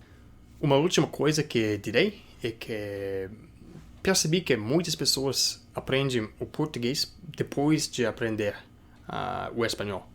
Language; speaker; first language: Portuguese; non-native, fluent; English